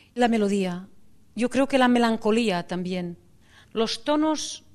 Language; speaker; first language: Spanish; non-native, local second language; Catalan